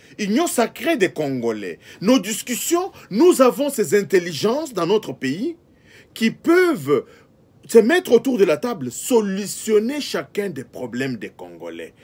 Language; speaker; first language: French; non-native, local second language; Lingala